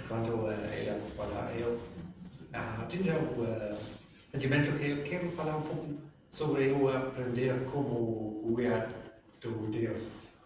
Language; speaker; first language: Portuguese; non-native, learner; German